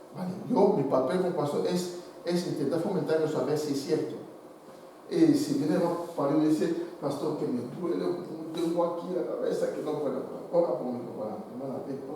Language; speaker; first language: Spanish; non-native, fluent; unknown